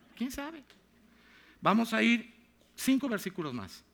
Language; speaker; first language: Spanish; native; Spanish